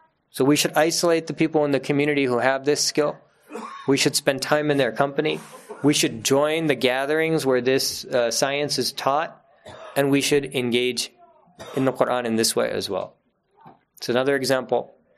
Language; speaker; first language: English; native; English